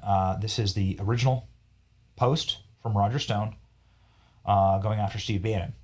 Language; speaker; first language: English; native; English